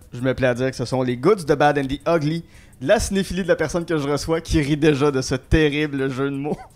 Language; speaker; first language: French; native; French